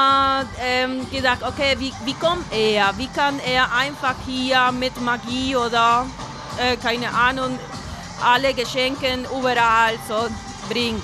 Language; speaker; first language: German; non-native, fluent; Spanish